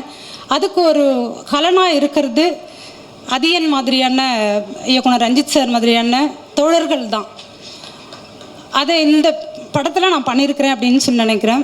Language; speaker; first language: Tamil; native; Tamil